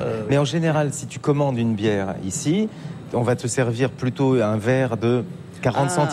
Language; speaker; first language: French; native; French